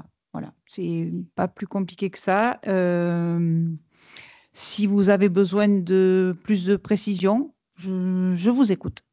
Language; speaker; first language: French; native; French